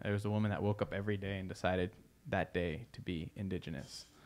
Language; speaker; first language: English; early bilingual, other home language; Spanish